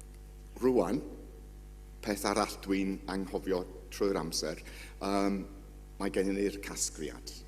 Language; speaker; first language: Welsh; non-native, fluent; English